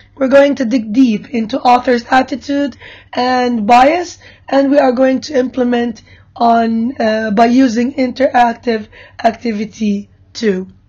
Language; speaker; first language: English; non-native, fluent; Arabic